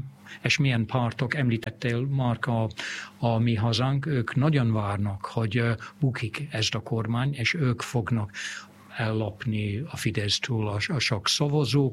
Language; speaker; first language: Hungarian; non-native, fluent; English